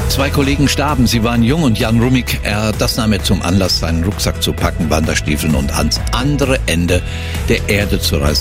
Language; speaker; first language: German; native; German